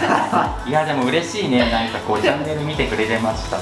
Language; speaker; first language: Japanese; native; Japanese